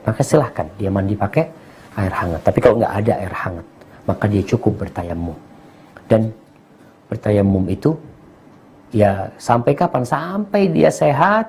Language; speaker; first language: Indonesian; native; Indonesian